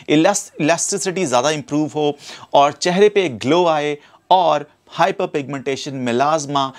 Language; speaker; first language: Hindi; native; Hindi